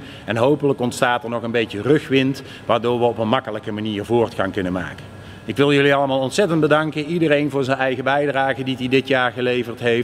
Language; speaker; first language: Dutch; native; Dutch